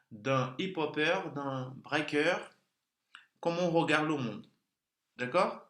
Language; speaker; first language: French; non-native, fluent; Portuguese